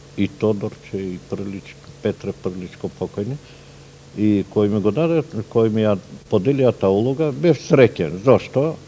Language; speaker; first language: Macedonian; non-native, local second language; Turkish